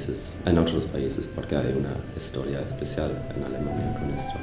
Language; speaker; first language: Spanish; non-native, fluent; German